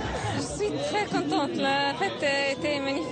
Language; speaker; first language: French; non-native, learner; Arabic